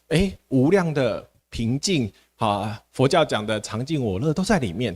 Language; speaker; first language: Chinese; native; Chinese